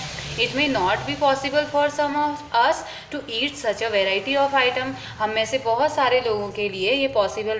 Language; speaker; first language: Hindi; native; Hindi